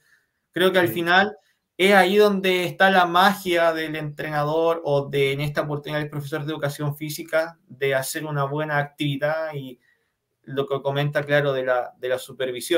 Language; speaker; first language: Spanish; native; Spanish